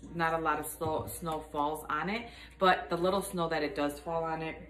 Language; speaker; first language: English; early bilingual, other home language; Spanish